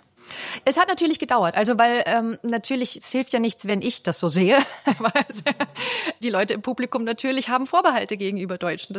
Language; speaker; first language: German; native; German